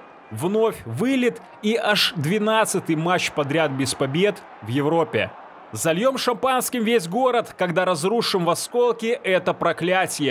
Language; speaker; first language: Russian; native; Russian